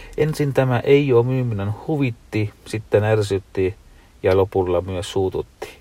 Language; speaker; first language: Finnish; non-native, fluent; Tamil